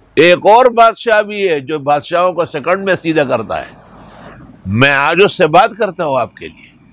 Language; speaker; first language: Urdu; non-native, local second language; Pashto